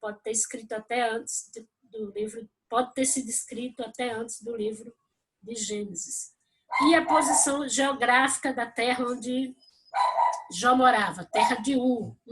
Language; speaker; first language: Portuguese; native; Portuguese